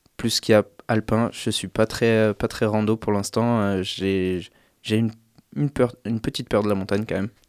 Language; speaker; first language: French; native; French